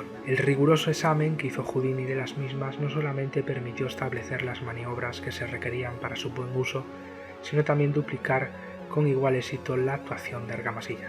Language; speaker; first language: Spanish; native; Spanish